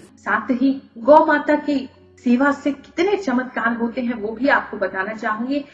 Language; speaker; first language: Hindi; native; Hindi